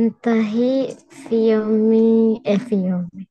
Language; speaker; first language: Arabic; non-native, learner; Indonesian